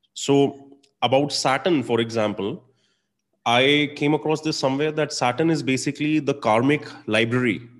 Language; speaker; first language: English; non-native, local second language; Hindi